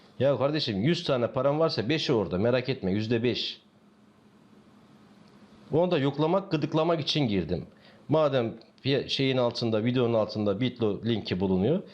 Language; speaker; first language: Turkish; native; Turkish